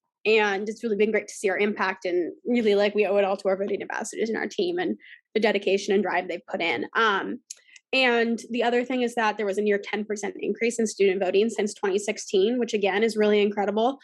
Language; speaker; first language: English; native; English